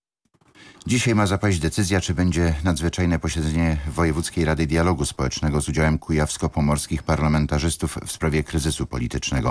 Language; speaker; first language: Polish; native; Polish